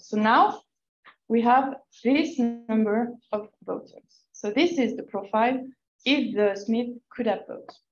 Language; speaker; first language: English; non-native, fluent; French